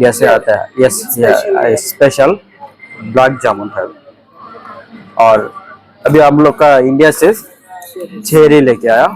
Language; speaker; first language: Hindi; non-native, fluent; Malayalam